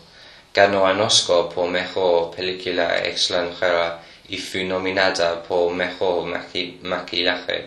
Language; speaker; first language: Spanish; non-native, learner; English